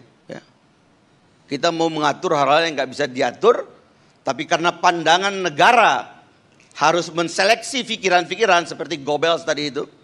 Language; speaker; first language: Indonesian; native; Indonesian